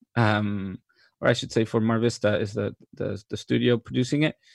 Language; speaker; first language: English; non-native, fluent; Spanish